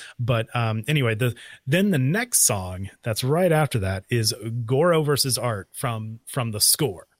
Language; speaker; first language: English; native; English